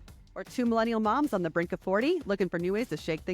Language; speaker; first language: English; native; English